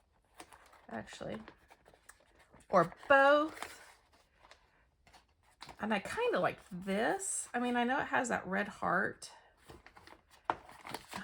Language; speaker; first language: English; native; English